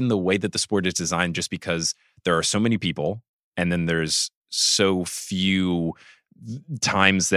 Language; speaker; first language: English; native; English